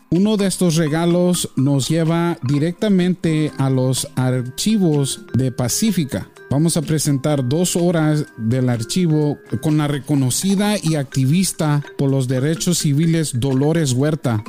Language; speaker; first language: Spanish; early bilingual, heritage; Spanish